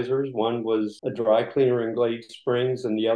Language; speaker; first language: English; native; English